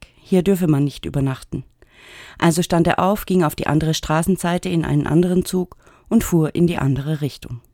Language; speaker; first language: German; native; German